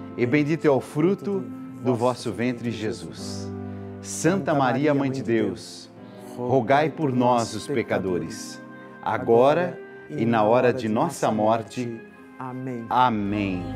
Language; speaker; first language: Portuguese; native; Portuguese